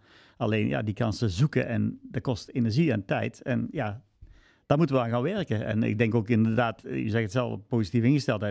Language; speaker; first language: Dutch; native; Dutch